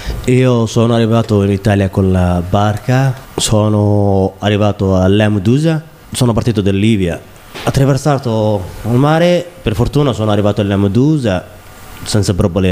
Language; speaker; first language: Italian; non-native, learner; Somali